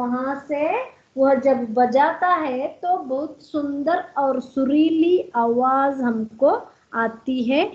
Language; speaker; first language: Hindi; non-native, local second language; Kannada